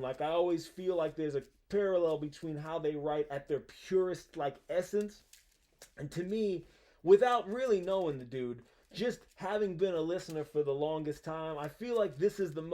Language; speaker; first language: English; native; English